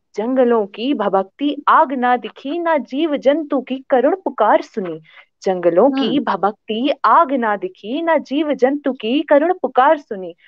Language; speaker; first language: Hindi; native; Hindi